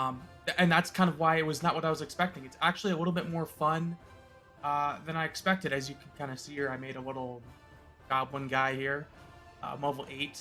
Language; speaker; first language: English; native; English